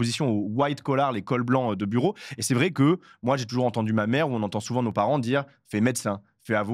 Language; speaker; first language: French; native; French